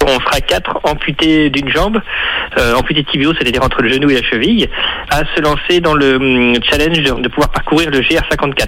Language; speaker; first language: French; native; French